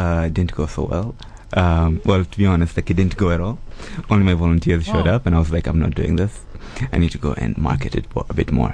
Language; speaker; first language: English; non-native, local second language; Swahili